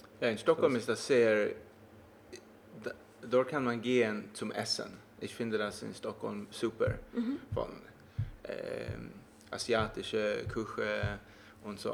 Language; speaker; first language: German; non-native, learner; Swedish